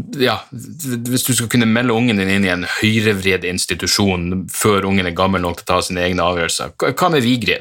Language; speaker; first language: Norwegian; native; Norwegian